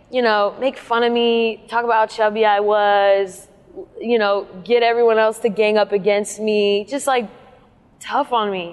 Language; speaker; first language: English; native; English